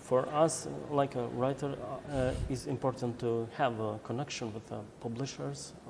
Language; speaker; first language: English; non-native, learner; Albanian